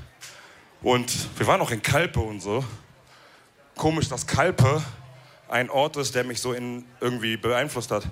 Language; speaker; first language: German; early bilingual, other home language; Wolof